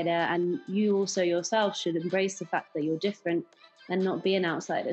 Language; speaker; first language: English; native; English